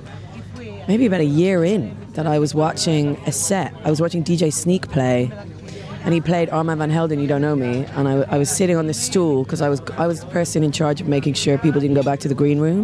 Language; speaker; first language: English; native; English